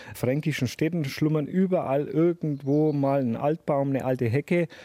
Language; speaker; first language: German; native; German